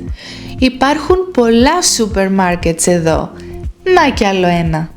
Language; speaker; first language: Greek; native; Greek